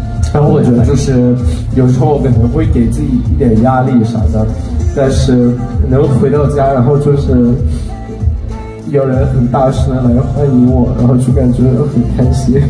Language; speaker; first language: Chinese; non-native, fluent; Thai